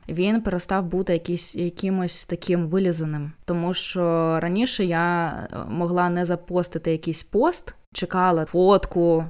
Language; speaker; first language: Ukrainian; non-native, local second language; Russian